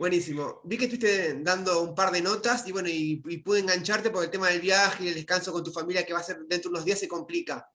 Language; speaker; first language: Spanish; native; Spanish